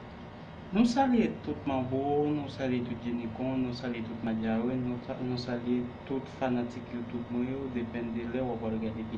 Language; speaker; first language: French; non-native, local second language; Haitian Creole